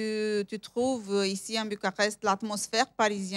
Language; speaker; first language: French; non-native, fluent; Romanian